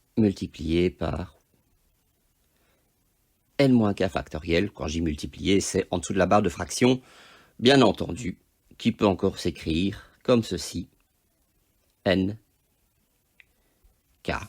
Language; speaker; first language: French; native; French